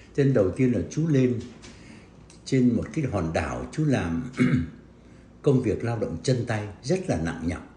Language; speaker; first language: Vietnamese; native; Vietnamese